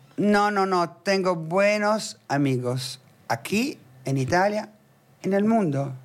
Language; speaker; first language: Spanish; non-native, fluent; Italian